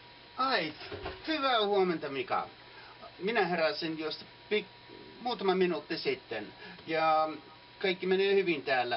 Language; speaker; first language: Finnish; non-native, fluent; English